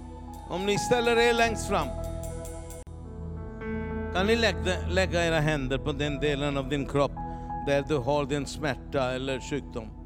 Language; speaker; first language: Swedish; non-native, fluent; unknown